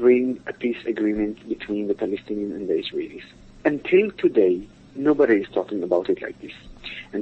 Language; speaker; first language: English; non-native, fluent; Arabic